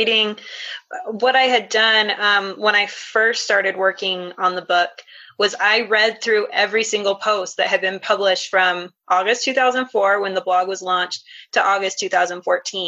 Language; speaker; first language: English; native; English